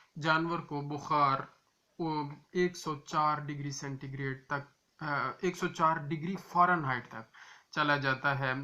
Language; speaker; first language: Urdu; non-native, local second language; Punjabi